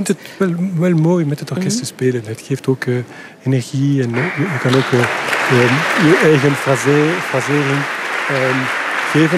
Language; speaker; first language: Dutch; non-native, local second language; French